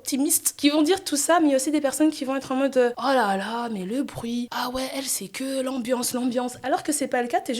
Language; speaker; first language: French; native; French